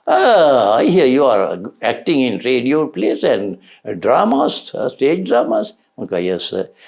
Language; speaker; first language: English; non-native, local second language; Sinhala